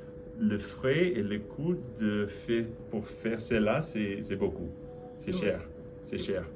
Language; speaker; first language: French; non-native, learner; English